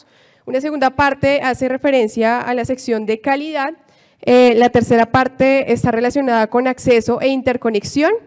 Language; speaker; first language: Spanish; native; Spanish